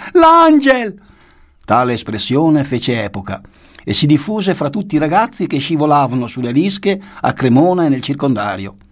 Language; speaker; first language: Italian; native; Italian